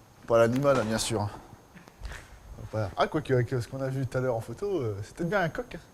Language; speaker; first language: French; native; French